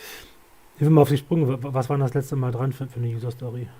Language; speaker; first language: German; native; German